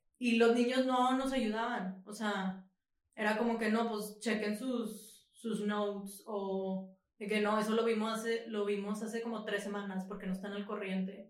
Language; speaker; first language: Spanish; native; Spanish